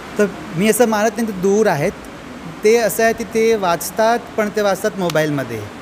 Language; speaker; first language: Marathi; non-native, local second language; Sindhi